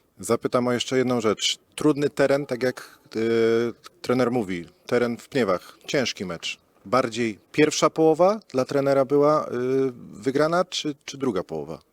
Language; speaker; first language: Polish; native; Polish